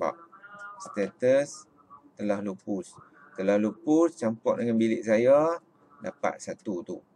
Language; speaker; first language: Malay; native; Malay